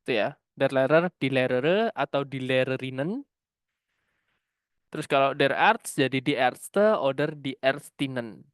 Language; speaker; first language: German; non-native, learner; Indonesian